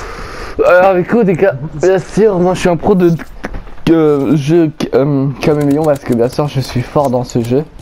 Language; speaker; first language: French; native; French